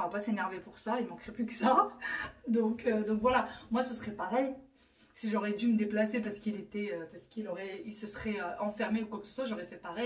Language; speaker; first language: French; native; French